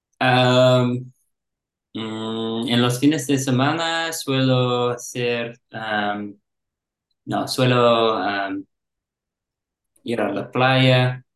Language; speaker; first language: Spanish; non-native, learner; English